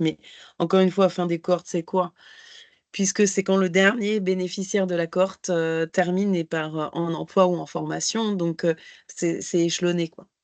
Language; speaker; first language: French; native; French